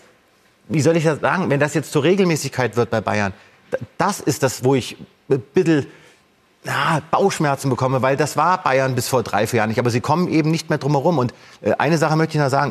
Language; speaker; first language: German; native; German